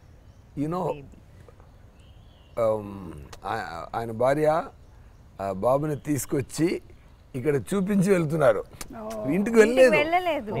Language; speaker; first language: Telugu; non-native, local second language; Tamil